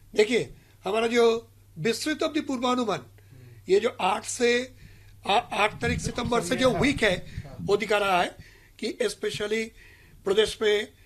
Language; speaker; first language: Hindi; non-native, local second language; Marathi